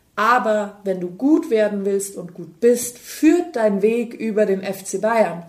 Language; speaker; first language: German; native; German